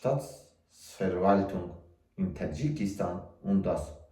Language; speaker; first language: German; non-native, learner; Tajik